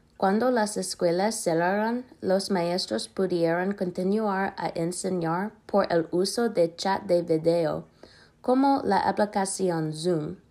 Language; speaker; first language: Spanish; non-native, learner; English